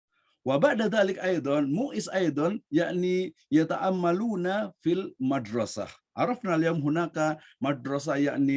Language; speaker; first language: Arabic; non-native, learner; Indonesian